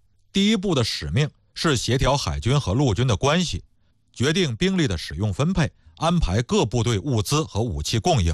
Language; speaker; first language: Chinese; native; Chinese